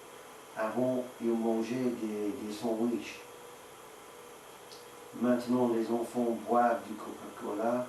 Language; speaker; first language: French; non-native, learner; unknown